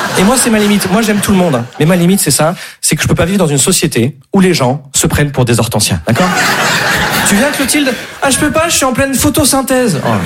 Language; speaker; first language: French; native; French